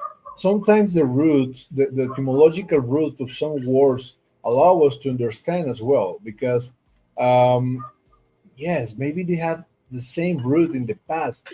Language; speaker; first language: English; non-native, fluent; Spanish